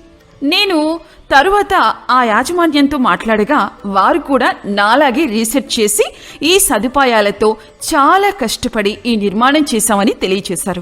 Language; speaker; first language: Telugu; native; Telugu